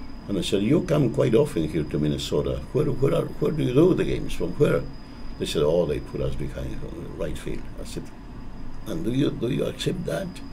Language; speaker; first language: English; non-native, fluent; Spanish